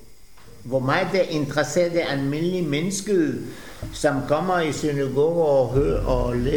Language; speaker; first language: Danish; non-native, fluent; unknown